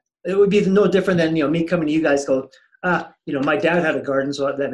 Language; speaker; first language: English; native; English